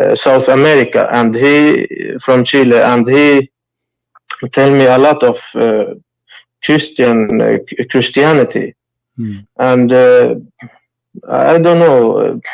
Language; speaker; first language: English; non-native, learner; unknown